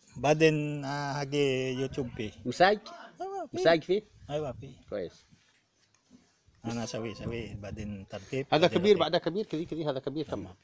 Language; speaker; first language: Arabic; non-native, learner; Filipino